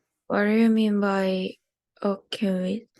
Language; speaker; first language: English; non-native, learner; Korean